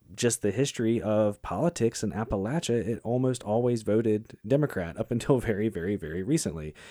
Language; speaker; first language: English; native; English